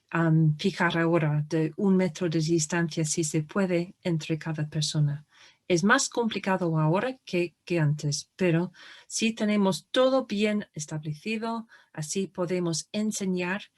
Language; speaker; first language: Spanish; non-native, fluent; English